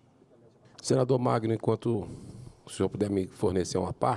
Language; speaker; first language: Portuguese; native; Portuguese